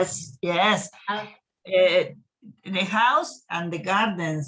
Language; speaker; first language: English; non-native, learner; Spanish